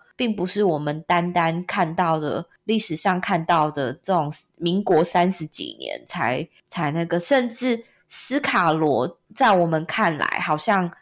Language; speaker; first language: Chinese; non-native, local second language; Min Nan Chinese